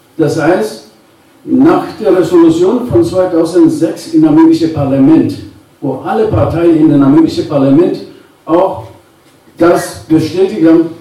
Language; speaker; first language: German; non-native, fluent; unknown